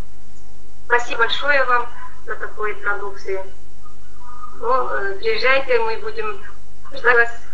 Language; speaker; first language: Russian; non-native, local second language; Kyrgyz